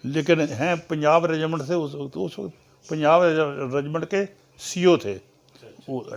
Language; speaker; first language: Urdu; non-native, local second language; Punjabi